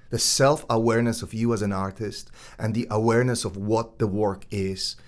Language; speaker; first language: English; non-native, fluent; Polish